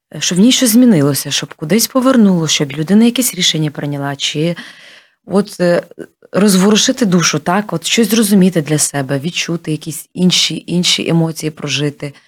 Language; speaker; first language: Ukrainian; native; Ukrainian